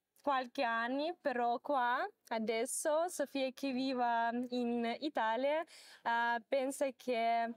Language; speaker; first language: Italian; non-native, learner; Ukrainian